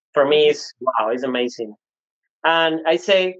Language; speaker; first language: English; non-native, learner; Spanish